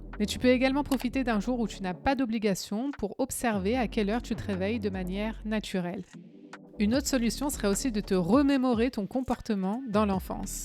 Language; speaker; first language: French; native; French